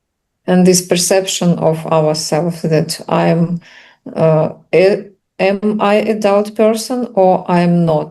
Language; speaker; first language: English; non-native, learner; Russian